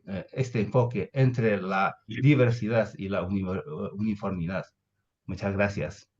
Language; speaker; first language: Spanish; non-native, fluent; Chinese